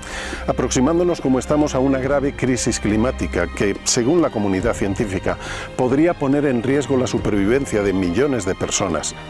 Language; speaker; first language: Spanish; native; Spanish